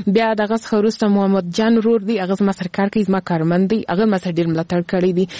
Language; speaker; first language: Pashto; early bilingual, heritage; Pashto